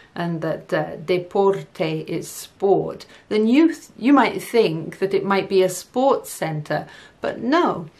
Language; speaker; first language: English; native; English